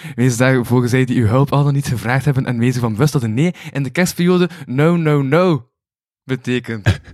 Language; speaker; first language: Dutch; native; Dutch